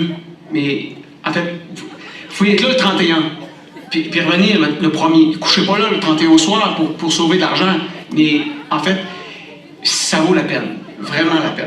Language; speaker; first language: French; native; French